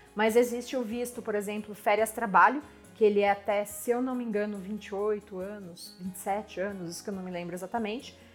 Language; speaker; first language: Portuguese; non-native, fluent; French